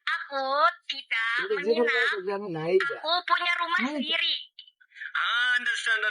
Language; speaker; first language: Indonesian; non-native, learner; Bangla